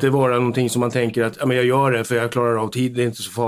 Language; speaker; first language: Swedish; native; Swedish